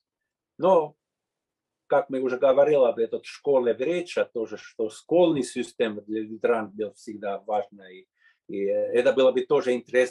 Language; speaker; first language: Russian; non-native, fluent; Finnish